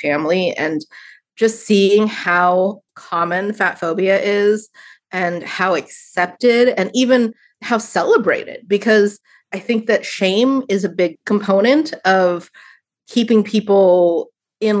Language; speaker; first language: English; native; English